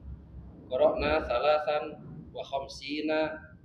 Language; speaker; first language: Arabic; non-native, learner; Indonesian